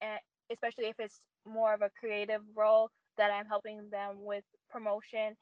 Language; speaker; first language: English; native; English